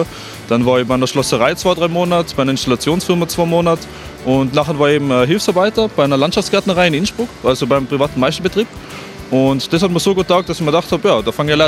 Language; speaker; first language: German; native; German